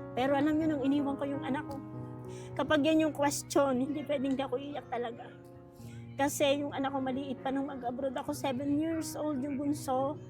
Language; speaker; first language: Filipino; native; Filipino